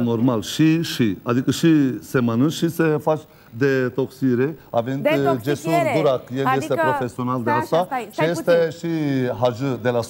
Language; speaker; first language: Romanian; non-native, learner; Turkish